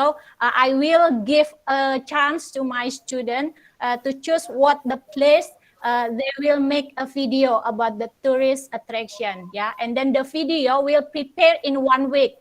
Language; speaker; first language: English; non-native, local second language; Indonesian